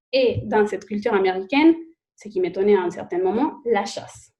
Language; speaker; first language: French; non-native, fluent; Spanish